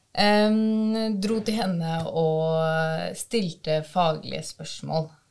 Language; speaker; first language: Norwegian; early bilingual, other home language; Albanian